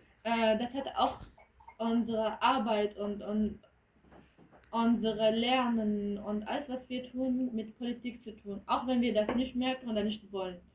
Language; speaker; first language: German; early bilingual, other home language; Kurdish